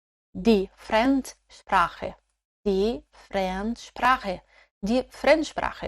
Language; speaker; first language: German; non-native, fluent; Portuguese